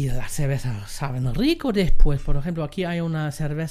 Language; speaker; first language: Spanish; non-native, learner; German